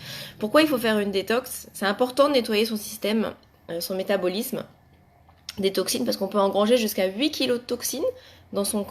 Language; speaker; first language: French; native; French